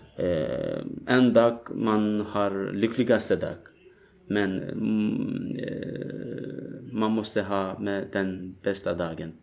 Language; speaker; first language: Swedish; non-native, fluent; Turkish